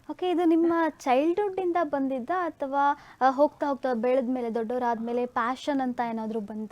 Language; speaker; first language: Kannada; native; Kannada